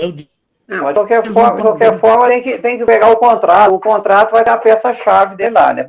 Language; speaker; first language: Portuguese; native; Portuguese